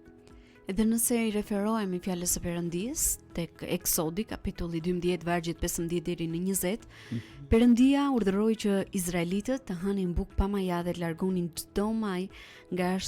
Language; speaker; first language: Albanian; native; Albanian